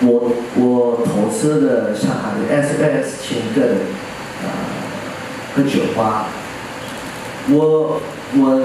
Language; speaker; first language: Chinese; non-native, learner; Korean